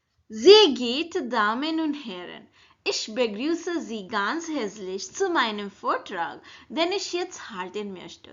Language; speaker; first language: German; non-native, learner; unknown